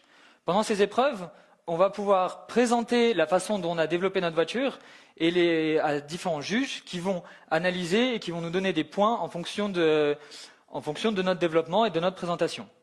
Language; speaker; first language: French; native; French